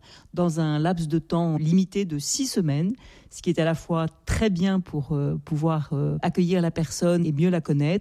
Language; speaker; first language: French; native; French